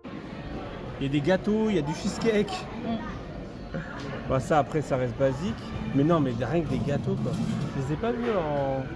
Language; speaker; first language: French; native; French